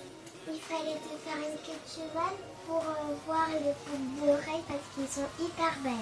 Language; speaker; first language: French; native; French